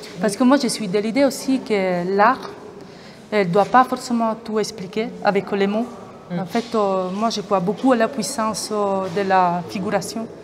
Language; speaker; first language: French; non-native, fluent; Italian